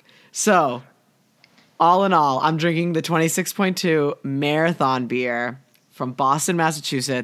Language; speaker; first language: English; native; English